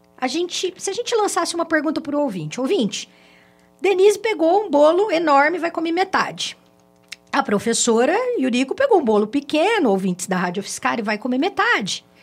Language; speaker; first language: Portuguese; native; Portuguese